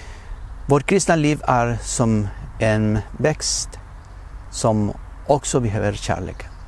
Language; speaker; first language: Swedish; non-native, fluent; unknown